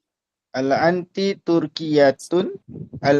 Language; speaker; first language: Arabic; non-native, learner; Malay